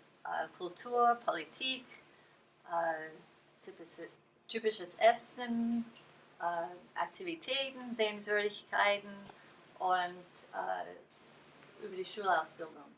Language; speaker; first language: German; non-native, learner; English